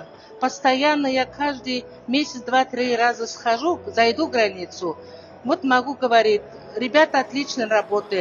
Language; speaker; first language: Russian; non-native, local second language; Kazakh